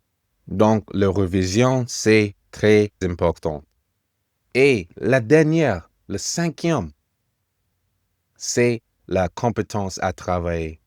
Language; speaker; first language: French; non-native, fluent; English